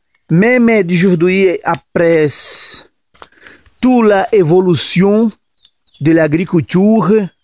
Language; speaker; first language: French; non-native, learner; Portuguese